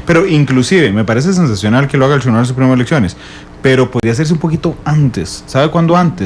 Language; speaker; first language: Spanish; native; Spanish